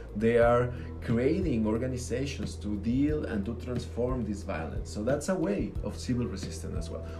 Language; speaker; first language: English; non-native, fluent; Spanish